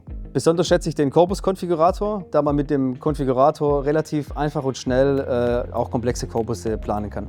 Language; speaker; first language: German; native; German